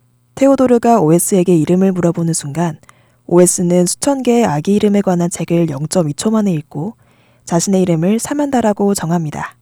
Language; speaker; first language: Korean; native; Korean